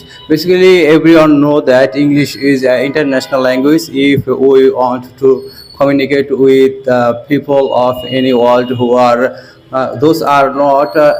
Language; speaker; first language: English; non-native, learner; Bangla